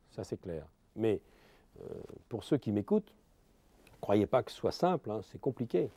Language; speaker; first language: French; native; French